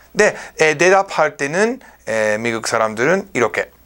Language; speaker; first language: Korean; non-native, learner; English